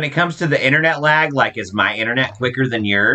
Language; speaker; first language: English; native; English